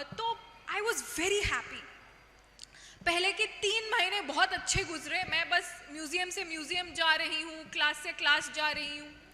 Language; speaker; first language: Hindi; non-native, local second language; Kannada